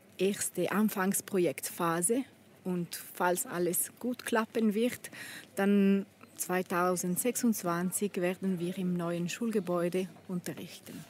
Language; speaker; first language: German; non-native, local second language; Italian